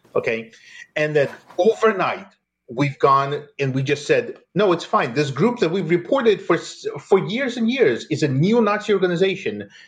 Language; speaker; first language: English; non-native, fluent; Russian